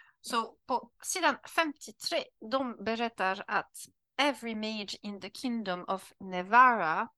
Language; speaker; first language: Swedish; non-native, learner; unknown